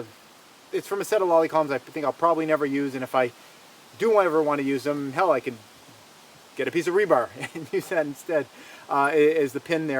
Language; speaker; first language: English; native; English